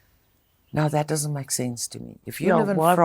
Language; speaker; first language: English; non-native, local second language; Afrikaans